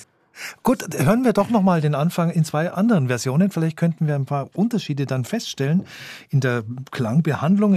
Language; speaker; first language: German; native; German